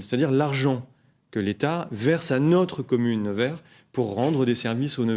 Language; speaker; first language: French; native; French